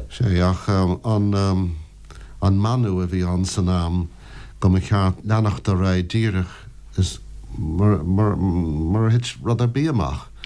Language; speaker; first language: Irish; non-native, local second language; English